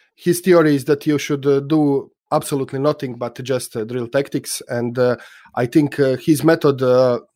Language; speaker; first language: English; non-native, fluent; Croatian